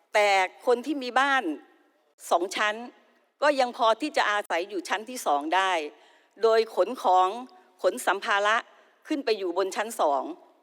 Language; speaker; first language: Thai; native; Thai